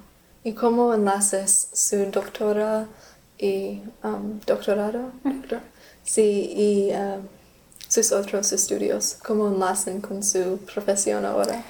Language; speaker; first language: Spanish; non-native, learner; English